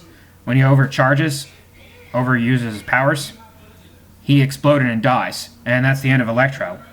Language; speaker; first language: English; native; English